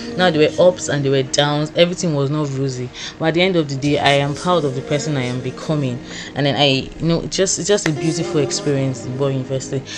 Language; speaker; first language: English; non-native, local second language; Yoruba